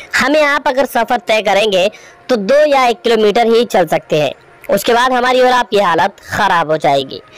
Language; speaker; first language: Hindi; native; Hindi